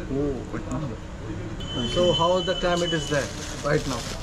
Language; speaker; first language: English; non-native, local second language; Hindi